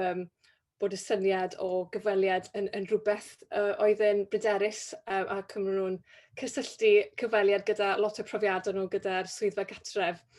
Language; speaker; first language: Welsh; native; Welsh